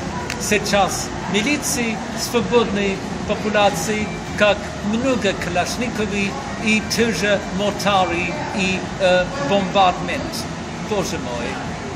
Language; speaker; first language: Russian; non-native, learner; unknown